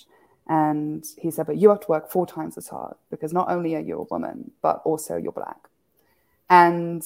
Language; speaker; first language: English; native; English